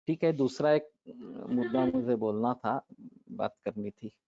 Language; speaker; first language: Hindi; non-native, local second language; Marathi